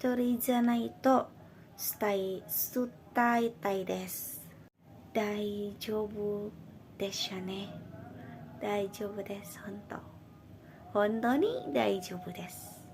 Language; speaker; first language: Japanese; non-native, learner; Indonesian